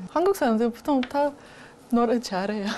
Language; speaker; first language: Korean; non-native, learner; Russian